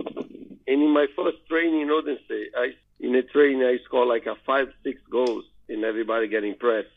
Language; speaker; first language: English; non-native, learner; Portuguese